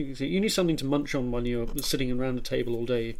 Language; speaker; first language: English; native; English